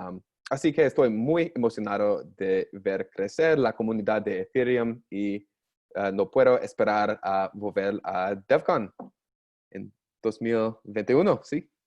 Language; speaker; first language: Spanish; non-native, learner; English